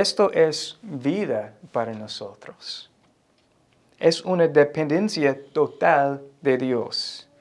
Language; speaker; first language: Spanish; non-native, fluent; English